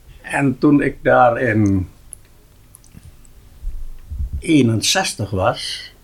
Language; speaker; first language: Dutch; non-native, local second language; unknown